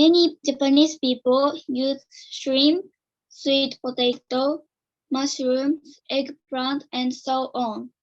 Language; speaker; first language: English; non-native, learner; Japanese